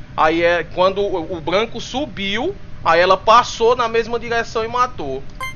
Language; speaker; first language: Portuguese; native; Portuguese